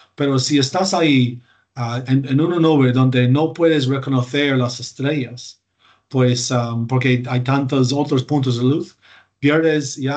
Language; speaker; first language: Spanish; non-native, fluent; English